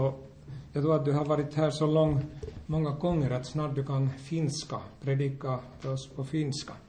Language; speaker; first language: Swedish; non-native, local second language; Finnish